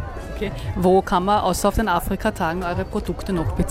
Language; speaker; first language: German; native; German